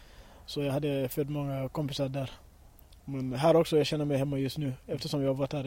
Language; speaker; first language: Swedish; early bilingual, other home language; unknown